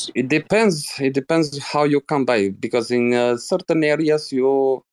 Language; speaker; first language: English; non-native, fluent; Arabic